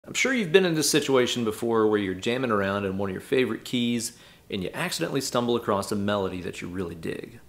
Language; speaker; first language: English; native; English